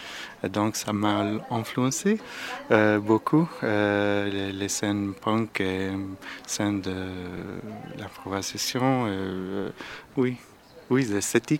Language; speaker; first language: French; non-native, learner; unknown